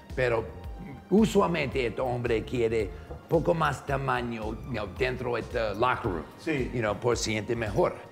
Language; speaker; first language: Spanish; non-native, learner; English